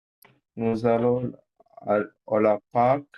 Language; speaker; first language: French; non-native, learner; Bangla